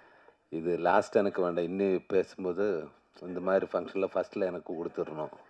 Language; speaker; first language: Tamil; non-native, learner; Malayalam